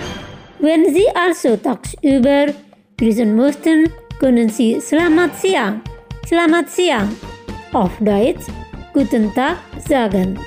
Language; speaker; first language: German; non-native, fluent; Indonesian